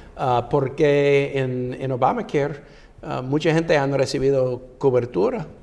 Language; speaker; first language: Spanish; non-native, fluent; English